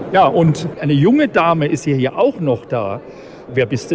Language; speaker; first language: German; native; German